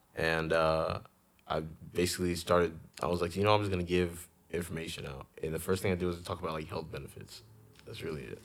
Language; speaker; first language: English; native; English